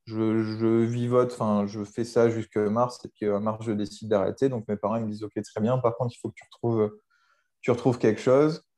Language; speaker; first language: French; native; French